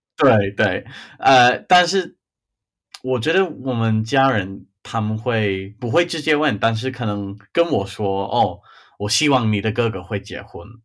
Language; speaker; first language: Chinese; non-native, fluent; English